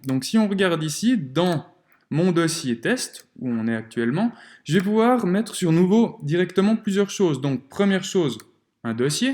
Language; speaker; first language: French; native; French